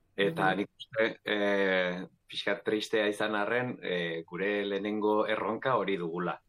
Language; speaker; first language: Basque; native; Basque